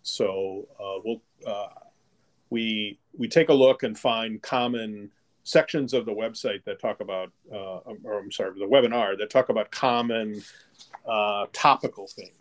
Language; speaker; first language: English; native; English